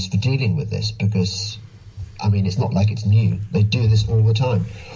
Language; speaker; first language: English; native; English